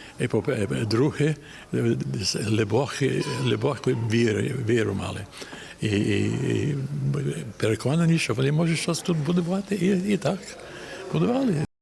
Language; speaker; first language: Ukrainian; early bilingual, heritage; Ukrainian